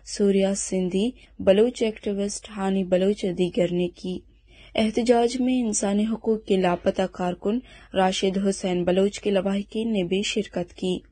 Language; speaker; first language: Urdu; non-native, local second language; Baluchi